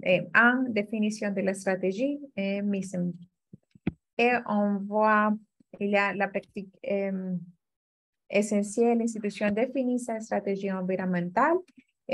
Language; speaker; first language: French; non-native, fluent; Spanish